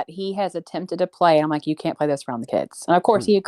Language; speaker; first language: English; native; English